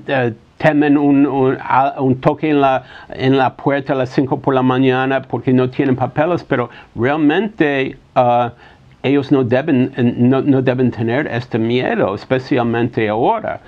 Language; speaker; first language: Spanish; non-native, fluent; English